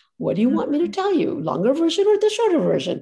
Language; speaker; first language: English; non-native, local second language; Gujarati